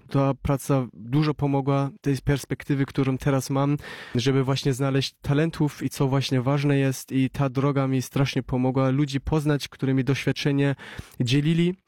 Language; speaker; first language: Polish; early bilingual, heritage; Polish